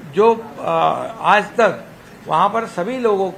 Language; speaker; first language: Hindi; non-native, local second language; Marathi